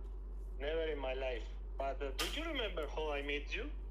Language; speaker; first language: English; non-native, learner; Spanish